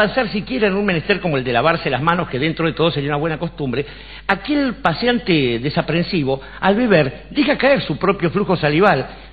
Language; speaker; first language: Spanish; native; Spanish